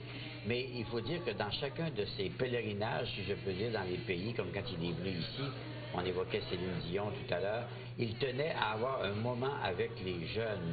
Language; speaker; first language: French; native; French